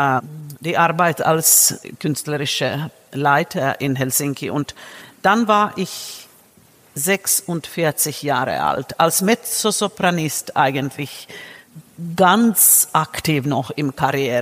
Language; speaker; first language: German; non-native, fluent; Finnish